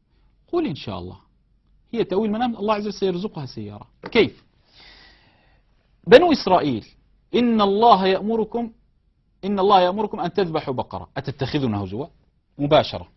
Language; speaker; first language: Arabic; native; Arabic